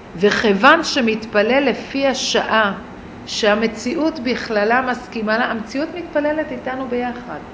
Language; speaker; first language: Hebrew; native; Hebrew